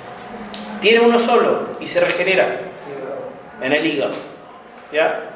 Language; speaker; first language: Spanish; native; Spanish